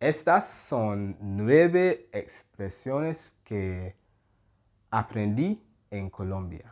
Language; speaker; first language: Spanish; non-native, fluent; English